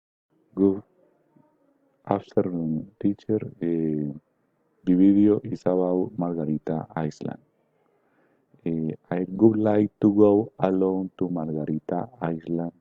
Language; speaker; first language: English; non-native, learner; Spanish